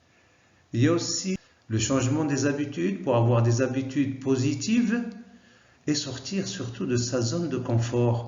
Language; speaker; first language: French; non-native, local second language; Arabic